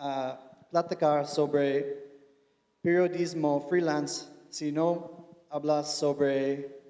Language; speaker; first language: Spanish; non-native, fluent; English